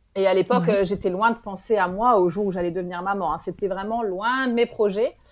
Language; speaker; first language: French; native; French